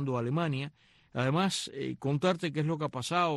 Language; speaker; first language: Spanish; native; Spanish